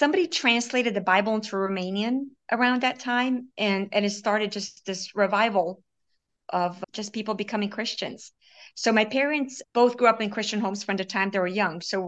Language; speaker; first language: English; early bilingual, other home language; Romanian